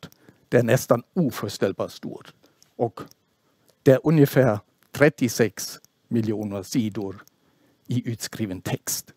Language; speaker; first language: Swedish; non-native, fluent; German